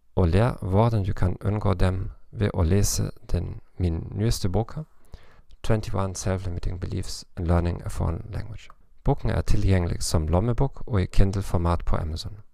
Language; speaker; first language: Norwegian; non-native, fluent; German